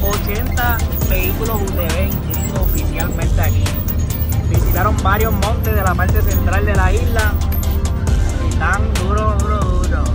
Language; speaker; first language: Spanish; native; Spanish